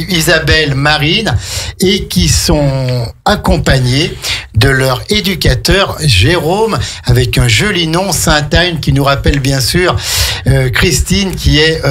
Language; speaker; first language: French; native; French